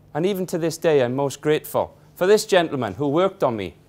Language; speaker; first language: English; native; English